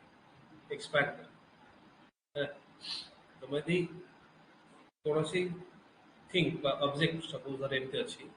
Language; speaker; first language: Hindi; non-native, local second language; Odia